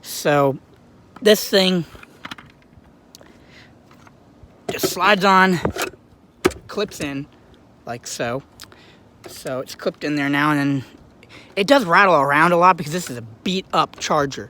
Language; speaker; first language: English; native; English